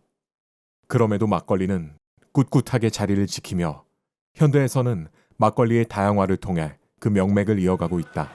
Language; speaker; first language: Korean; native; Korean